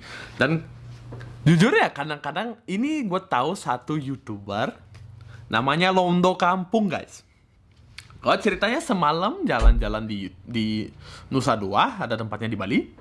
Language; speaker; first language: Indonesian; early bilingual, other home language; Russian